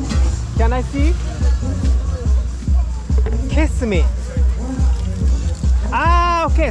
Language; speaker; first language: English; non-native, learner; Japanese